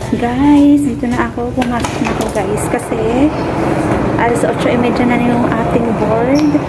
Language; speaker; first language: Filipino; native; Filipino